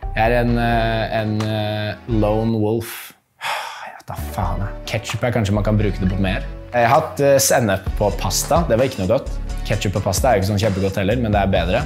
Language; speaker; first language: Norwegian; early bilingual, other home language; English